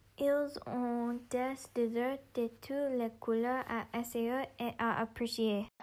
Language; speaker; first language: French; non-native, learner; English